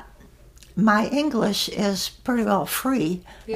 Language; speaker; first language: English; non-native, fluent; Dutch